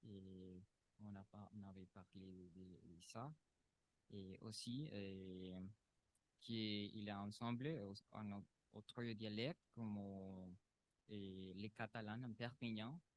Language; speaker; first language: French; non-native, learner; Spanish